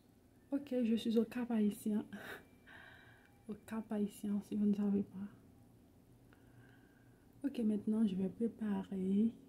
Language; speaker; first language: French; non-native, local second language; Haitian Creole